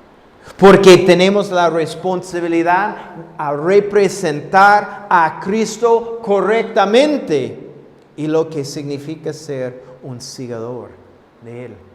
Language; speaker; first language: Spanish; non-native, fluent; English